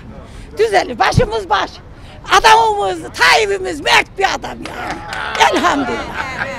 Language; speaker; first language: Turkish; native; Turkish